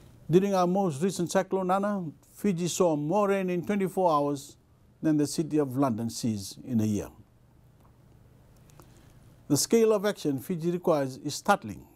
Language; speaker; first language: English; non-native, local second language; Fijian